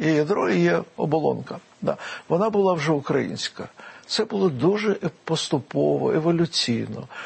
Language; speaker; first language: Ukrainian; non-native, local second language; Russian